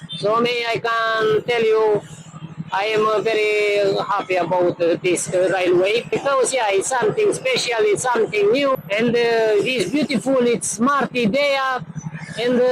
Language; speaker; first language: English; non-native, learner; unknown